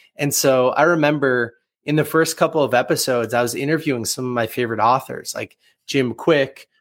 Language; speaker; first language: English; native; English